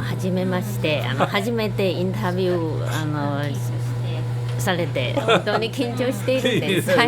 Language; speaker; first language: Japanese; non-native, fluent; Chinese